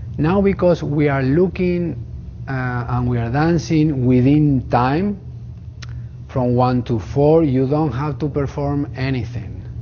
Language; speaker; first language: English; non-native, fluent; Spanish